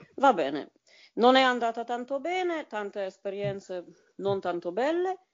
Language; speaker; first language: Italian; non-native, fluent; Polish